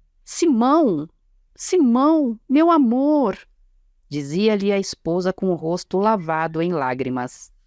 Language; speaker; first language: Portuguese; native; Portuguese